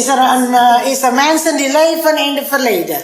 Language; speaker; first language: Dutch; non-native, learner; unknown